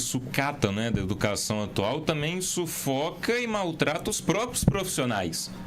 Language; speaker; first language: Portuguese; native; Portuguese